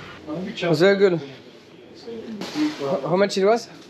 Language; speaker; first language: English; non-native, learner; French